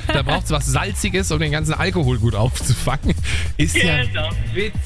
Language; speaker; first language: German; native; German